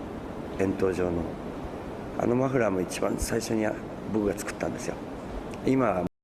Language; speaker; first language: Japanese; native; Japanese